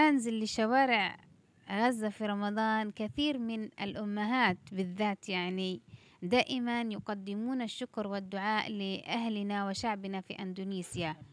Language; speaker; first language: Arabic; native; Arabic